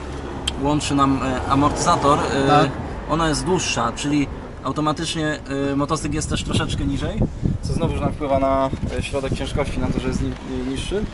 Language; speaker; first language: Polish; native; Polish